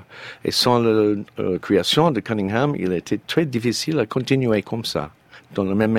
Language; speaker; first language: French; non-native, learner; English